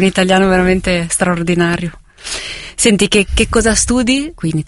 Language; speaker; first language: Italian; native; Italian